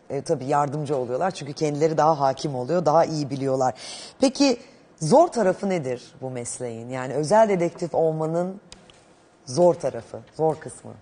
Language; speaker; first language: Turkish; native; Turkish